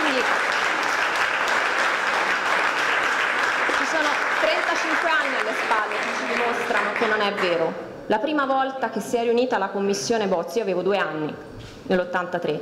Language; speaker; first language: Italian; native; Italian